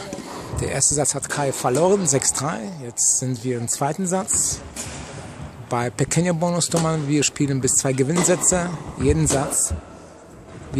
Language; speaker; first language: German; non-native, fluent; Polish